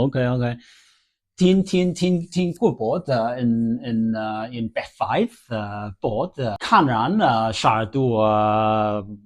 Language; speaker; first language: Welsh; non-native, learner; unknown